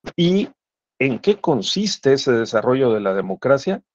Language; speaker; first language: Spanish; native; Spanish